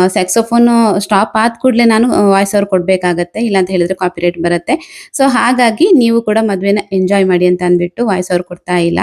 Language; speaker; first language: Kannada; non-native, local second language; Tulu